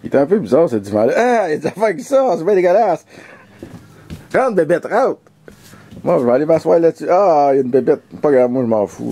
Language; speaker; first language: French; native; French